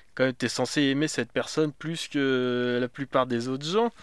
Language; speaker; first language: French; native; French